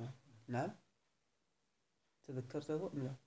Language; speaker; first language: Arabic; native; Arabic